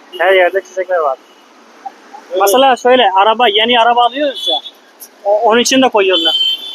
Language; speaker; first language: Turkish; non-native, fluent; Hindi